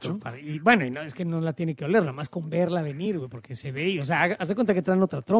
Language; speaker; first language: Spanish; native; Spanish